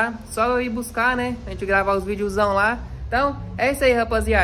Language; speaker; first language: Portuguese; native; Portuguese